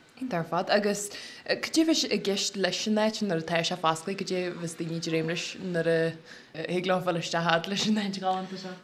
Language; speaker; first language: Irish; native; Irish